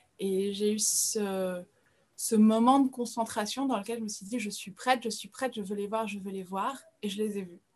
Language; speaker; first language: French; early bilingual, other home language; Portuguese